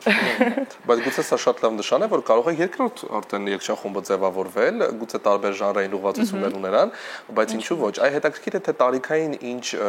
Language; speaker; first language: Armenian; native; Armenian